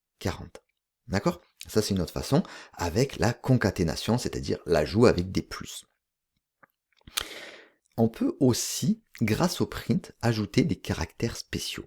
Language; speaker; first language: French; native; French